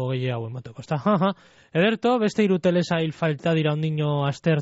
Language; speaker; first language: Basque; native; Basque